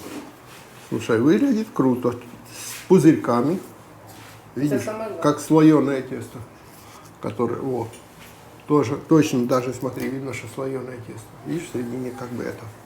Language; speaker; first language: Russian; native; Russian